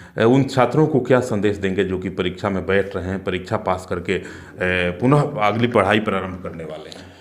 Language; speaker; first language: Hindi; native; Hindi